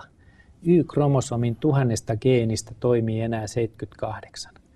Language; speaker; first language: Finnish; native; Finnish